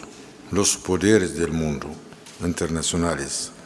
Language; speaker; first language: Spanish; non-native, fluent; Arabic